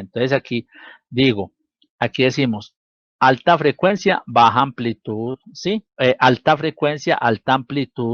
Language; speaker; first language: Spanish; native; Spanish